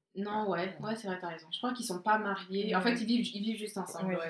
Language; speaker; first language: French; native; French